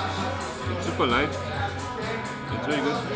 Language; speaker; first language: English; non-native, fluent; German